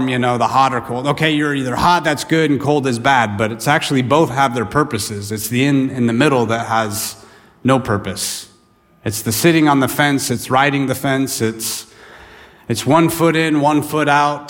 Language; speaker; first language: English; native; English